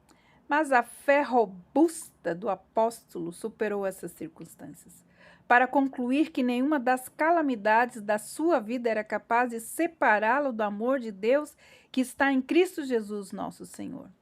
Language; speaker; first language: Portuguese; native; Portuguese